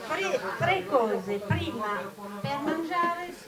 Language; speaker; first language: Italian; non-native, learner; French